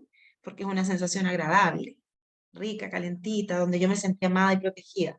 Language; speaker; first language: Spanish; native; Spanish